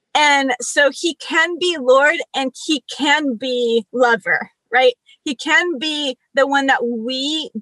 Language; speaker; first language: English; early bilingual, other home language; Spanish